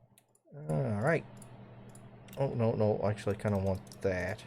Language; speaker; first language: English; native; English